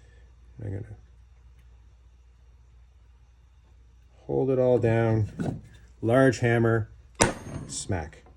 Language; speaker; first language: English; native; English